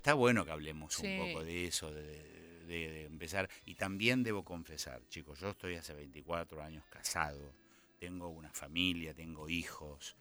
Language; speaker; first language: Spanish; native; Spanish